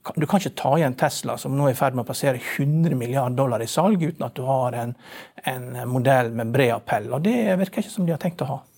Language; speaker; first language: Norwegian; native; Norwegian